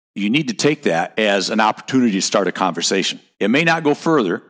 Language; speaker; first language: English; native; English